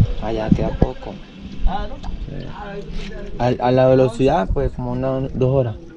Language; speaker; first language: Spanish; native; Spanish